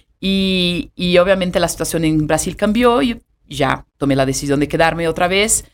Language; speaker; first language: Spanish; non-native, fluent; Portuguese